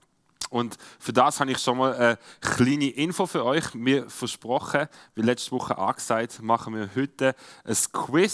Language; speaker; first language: German; native; German